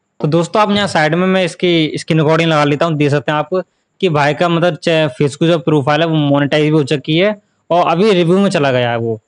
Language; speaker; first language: Hindi; native; Hindi